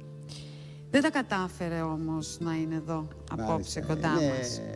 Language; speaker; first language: Greek; native; Greek